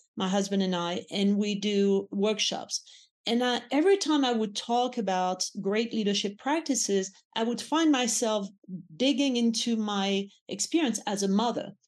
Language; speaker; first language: English; non-native, fluent; French